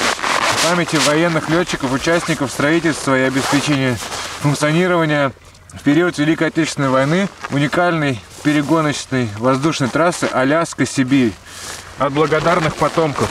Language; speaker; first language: Russian; native; Russian